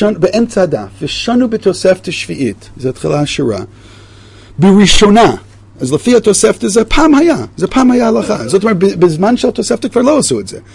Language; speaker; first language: Hebrew; non-native, fluent; English